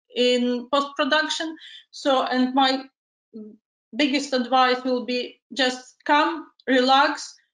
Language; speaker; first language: English; non-native, fluent; Ukrainian